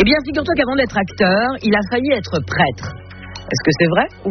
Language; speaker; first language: French; native; French